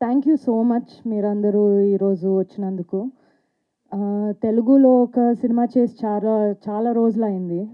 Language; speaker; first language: Telugu; non-native, fluent; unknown